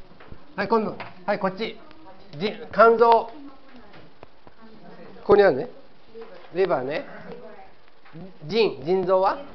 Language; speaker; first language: Japanese; native; Japanese